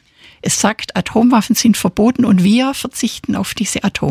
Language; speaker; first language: German; native; German